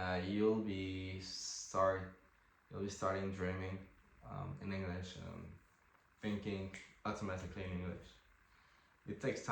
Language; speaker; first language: English; non-native, fluent; French